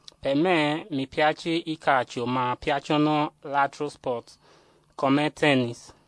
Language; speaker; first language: Italian; non-native, learner; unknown